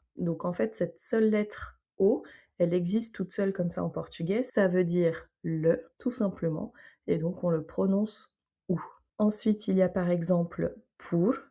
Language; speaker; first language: French; native; French